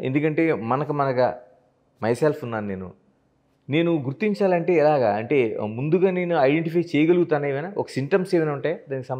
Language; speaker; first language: Telugu; native; Telugu